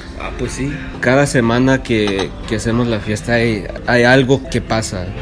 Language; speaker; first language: Spanish; early bilingual, heritage; Spanish